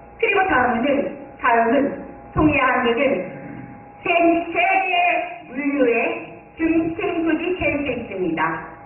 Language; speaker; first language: Korean; non-native, fluent; Japanese